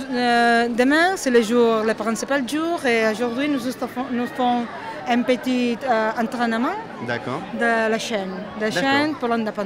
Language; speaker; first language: French; non-native, learner; Catalan